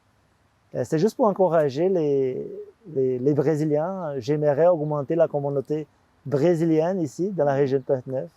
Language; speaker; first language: French; non-native, fluent; Portuguese